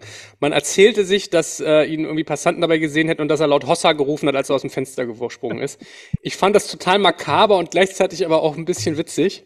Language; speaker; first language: German; native; German